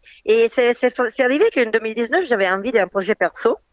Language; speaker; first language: French; non-native, fluent; Italian